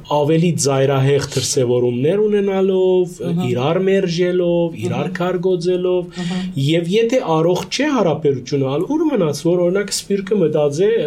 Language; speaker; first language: Armenian; early bilingual, heritage; Armenian